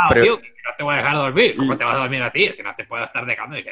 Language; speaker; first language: Spanish; native; Spanish